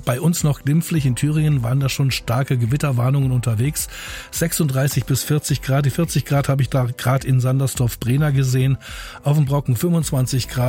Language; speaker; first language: German; native; German